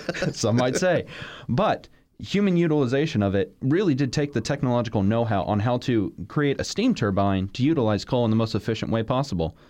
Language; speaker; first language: English; native; English